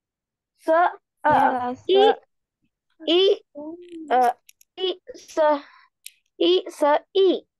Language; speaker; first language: Chinese; non-native, learner; Indonesian